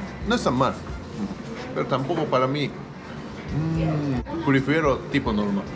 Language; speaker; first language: Spanish; non-native, learner; Japanese